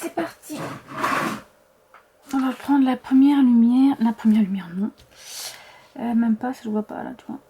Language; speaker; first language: French; native; French